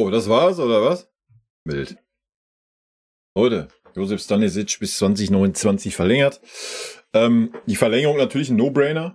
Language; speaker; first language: German; native; German